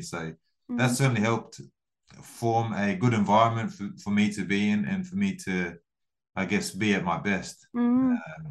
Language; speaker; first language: English; early bilingual, other home language; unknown